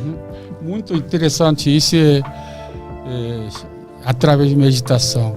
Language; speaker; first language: Portuguese; non-native, learner; Korean